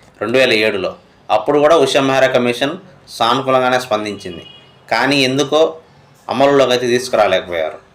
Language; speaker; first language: Telugu; native; Telugu